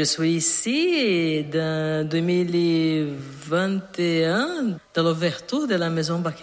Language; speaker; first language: French; non-native, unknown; Portuguese